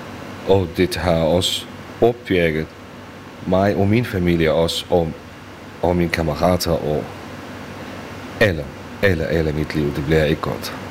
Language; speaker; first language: Danish; non-native, learner; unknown